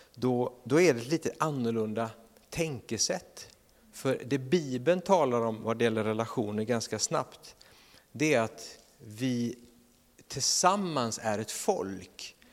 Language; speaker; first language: Swedish; native; Swedish